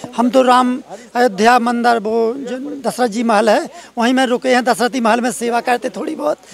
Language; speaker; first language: Hindi; native; Hindi